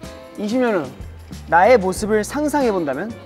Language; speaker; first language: Korean; native; Korean